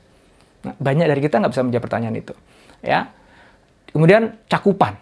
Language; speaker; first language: Indonesian; native; Indonesian